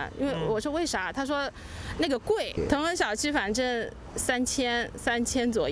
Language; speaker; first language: Chinese; native; Chinese